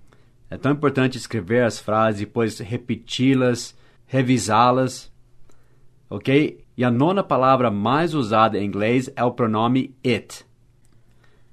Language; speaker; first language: Portuguese; non-native, fluent; English